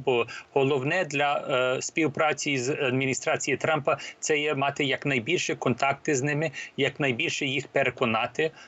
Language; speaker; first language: Ukrainian; early bilingual, heritage; Ukrainian